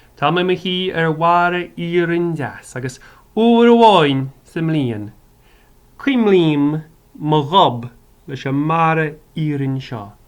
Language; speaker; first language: Irish; native; Irish